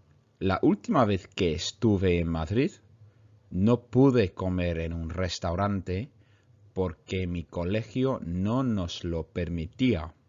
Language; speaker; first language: Spanish; non-native, fluent; English